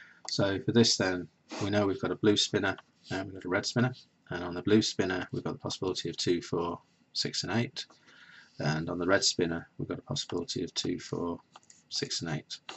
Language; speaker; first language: English; native; English